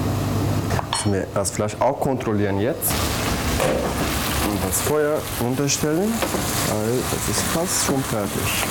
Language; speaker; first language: German; non-native, learner; Turkish